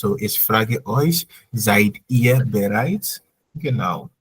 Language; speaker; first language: German; non-native, fluent; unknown